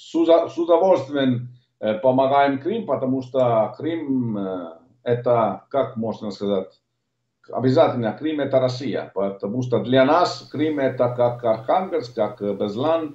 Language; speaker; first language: Russian; non-native, learner; Italian